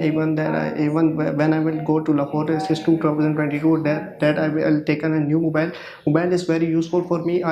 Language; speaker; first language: English; non-native, learner; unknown